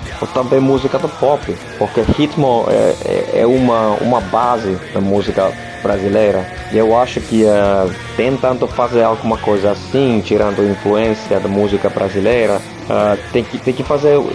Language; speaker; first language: Portuguese; non-native, learner; Finnish